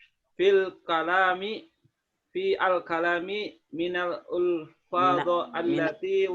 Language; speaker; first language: Arabic; non-native, fluent; Indonesian